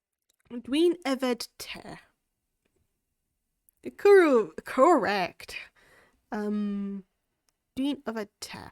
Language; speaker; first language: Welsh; non-native, learner; English